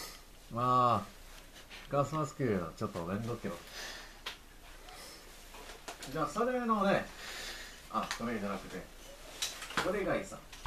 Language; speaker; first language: Japanese; non-native, learner; English